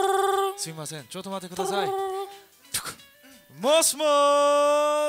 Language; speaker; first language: Japanese; non-native, learner; Korean